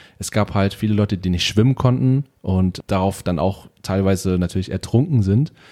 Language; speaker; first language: German; native; German